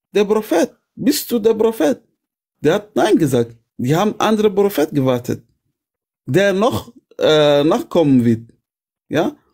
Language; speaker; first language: German; non-native, fluent; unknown